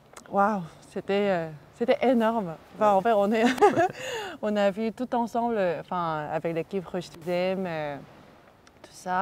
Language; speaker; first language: French; non-native, fluent; Korean